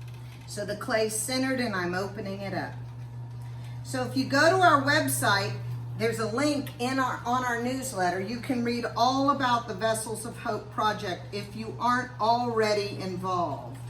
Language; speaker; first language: English; native; English